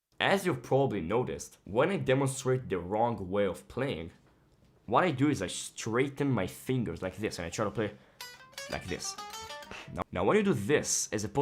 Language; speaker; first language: English; non-native, fluent; Hebrew